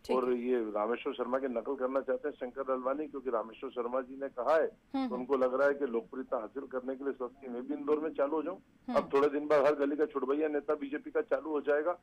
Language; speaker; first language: Hindi; native; Hindi